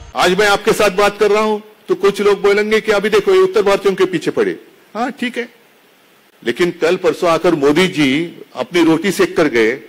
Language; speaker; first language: Hindi; non-native, local second language; Marathi